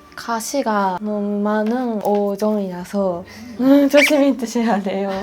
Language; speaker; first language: Korean; non-native, fluent; Japanese